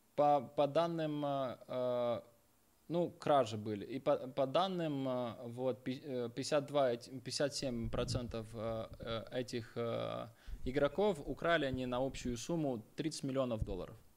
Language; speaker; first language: Russian; native; Russian